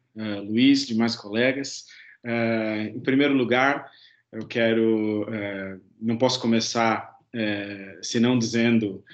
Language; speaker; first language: Portuguese; native; Portuguese